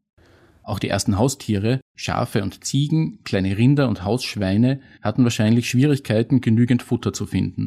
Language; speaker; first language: German; native; German